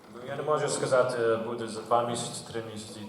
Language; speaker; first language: Ukrainian; early bilingual, heritage; Ukrainian